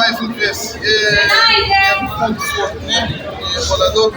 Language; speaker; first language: Portuguese; non-native, local second language; Kabuverdianu